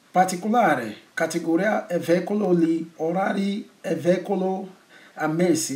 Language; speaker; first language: Italian; non-native, learner; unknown